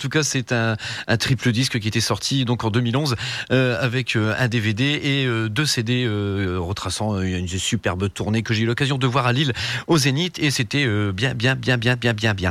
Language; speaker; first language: French; native; French